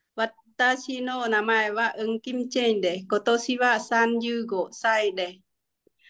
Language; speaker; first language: Japanese; non-native, learner; Khmer